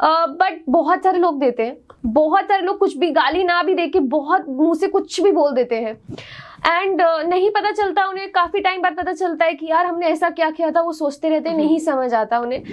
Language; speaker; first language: Hindi; native; Hindi